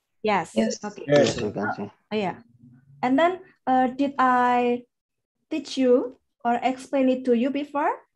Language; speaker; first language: English; non-native, fluent; Indonesian